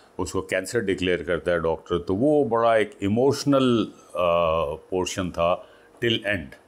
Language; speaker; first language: Urdu; native; Urdu